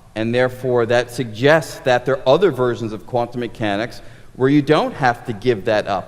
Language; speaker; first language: English; native; English